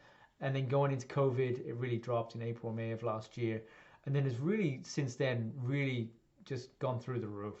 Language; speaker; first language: English; native; English